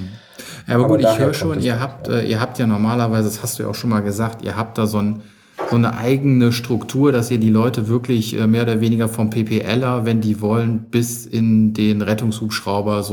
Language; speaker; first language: German; native; German